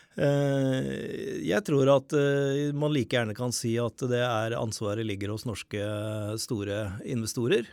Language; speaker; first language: Norwegian; native; Norwegian